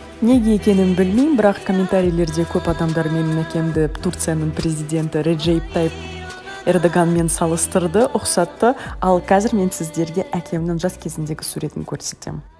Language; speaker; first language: Kazakh; non-native, local second language; Russian